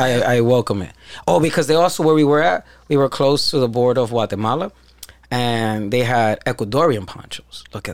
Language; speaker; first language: English; early bilingual, other home language; Spanish